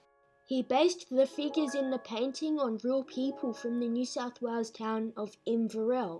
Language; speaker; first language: English; native; English